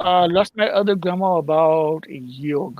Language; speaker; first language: English; native; English